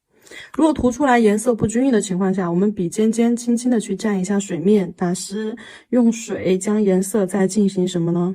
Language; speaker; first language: Chinese; native; Chinese